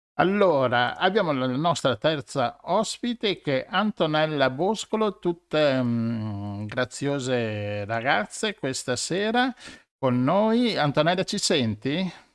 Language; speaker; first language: Italian; native; Italian